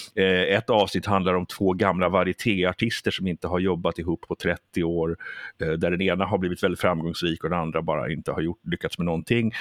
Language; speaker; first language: Swedish; early bilingual, heritage; Swedish